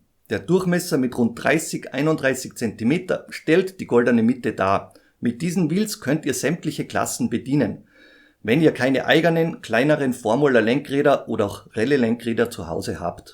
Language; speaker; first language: German; native; German